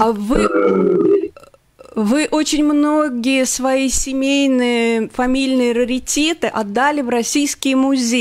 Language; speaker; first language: Russian; native; Russian